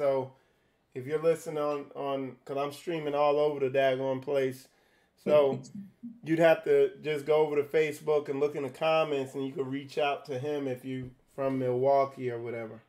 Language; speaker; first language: English; native; English